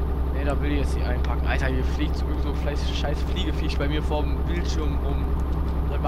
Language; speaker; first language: German; native; German